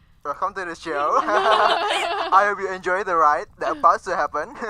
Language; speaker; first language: English; non-native, fluent; Indonesian